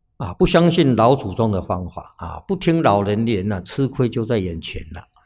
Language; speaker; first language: Chinese; native; Chinese